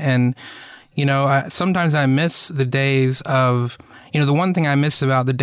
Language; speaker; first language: English; native; English